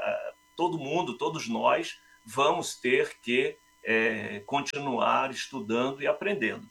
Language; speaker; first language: Portuguese; native; Portuguese